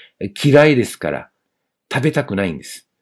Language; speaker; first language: Japanese; non-native, fluent; Chinese